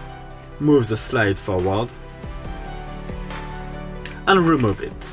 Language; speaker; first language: English; non-native, fluent; French